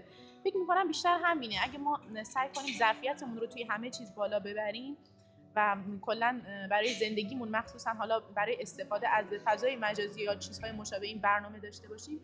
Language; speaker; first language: Persian; native; Persian